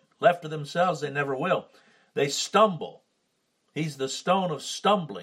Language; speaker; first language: English; native; English